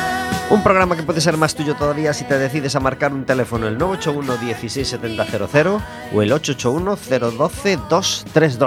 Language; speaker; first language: Spanish; native; Spanish